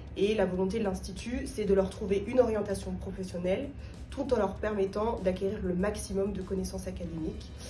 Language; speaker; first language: French; native; French